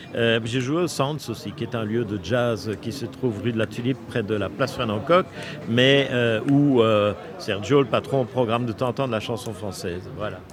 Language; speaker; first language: French; native; French